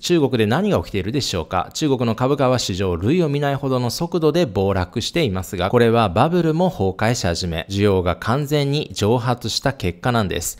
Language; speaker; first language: Japanese; native; Japanese